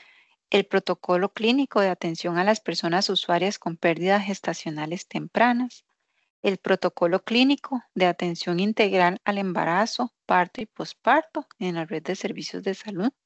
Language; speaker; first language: Spanish; native; Spanish